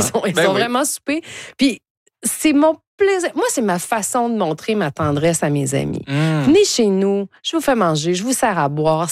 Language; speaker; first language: French; native; French